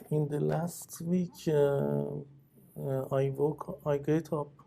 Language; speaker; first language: English; non-native, learner; Persian